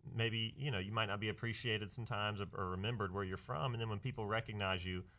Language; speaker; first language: English; native; English